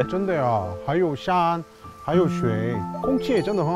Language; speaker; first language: Chinese; non-native, fluent; Korean